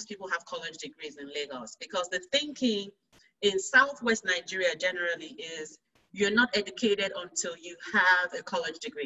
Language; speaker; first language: English; non-native, local second language; Yoruba